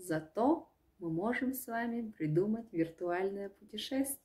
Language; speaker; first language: Russian; native; Russian